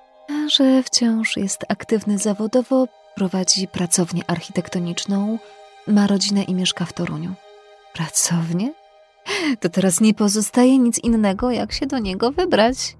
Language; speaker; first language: Polish; native; Polish